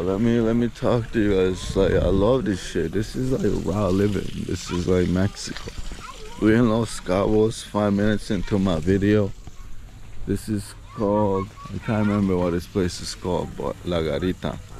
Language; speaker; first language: English; native; English